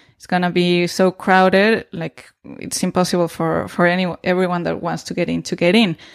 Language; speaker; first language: English; non-native, fluent; Spanish